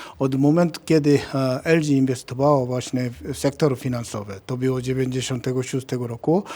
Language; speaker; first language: Polish; non-native, learner; Korean